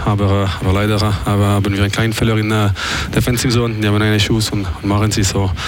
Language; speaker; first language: German; non-native, local second language; French